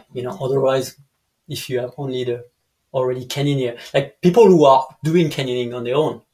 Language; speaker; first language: English; non-native, fluent; French